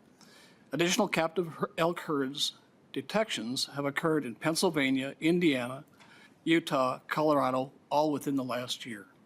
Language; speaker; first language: English; native; English